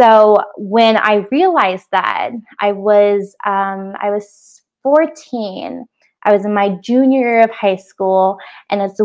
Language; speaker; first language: English; native; English